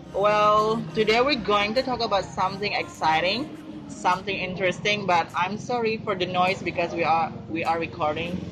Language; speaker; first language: English; non-native, fluent; Indonesian